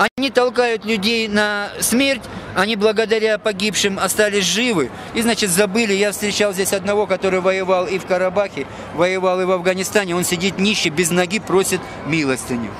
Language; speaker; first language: Russian; native; Russian